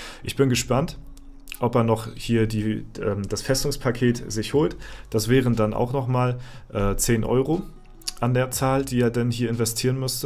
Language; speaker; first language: German; native; German